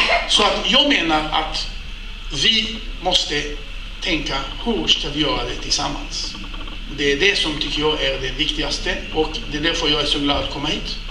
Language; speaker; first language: Swedish; non-native, fluent; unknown